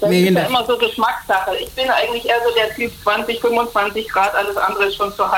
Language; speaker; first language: German; native; German